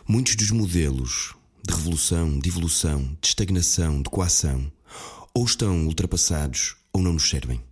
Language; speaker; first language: Portuguese; native; Portuguese